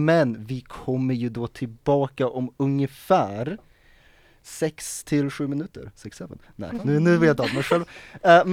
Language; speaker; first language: Swedish; native; Swedish